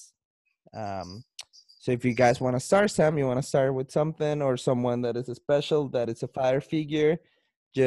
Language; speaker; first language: English; non-native, fluent; Spanish